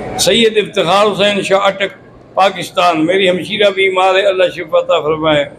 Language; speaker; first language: Urdu; non-native, local second language; Punjabi